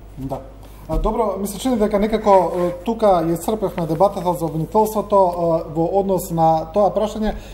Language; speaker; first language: Macedonian; native; Macedonian